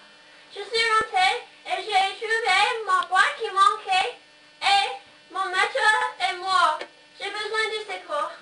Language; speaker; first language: French; non-native, learner; English